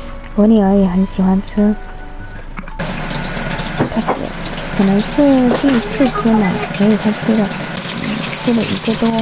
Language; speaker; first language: Chinese; non-native, learner; Vietnamese